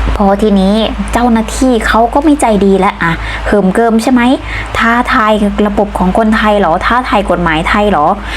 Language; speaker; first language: Thai; native; Thai